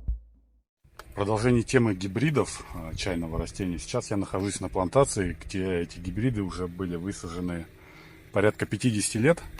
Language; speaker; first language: Russian; native; Russian